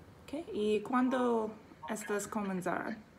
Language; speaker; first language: Spanish; non-native, learner; English